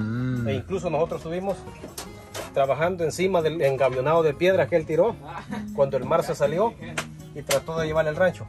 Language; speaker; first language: Spanish; native; Spanish